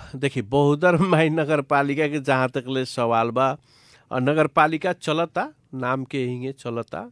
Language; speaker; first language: Bhojpuri; native; Bhojpuri